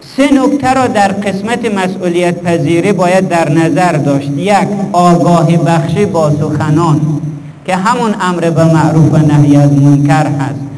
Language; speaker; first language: Persian; native; Persian